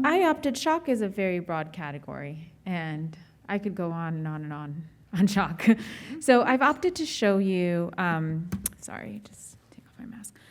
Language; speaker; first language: English; native; English